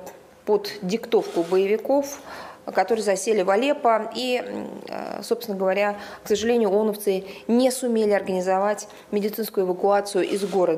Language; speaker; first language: Russian; native; Russian